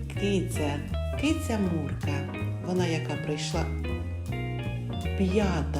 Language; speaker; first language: Ukrainian; native; Ukrainian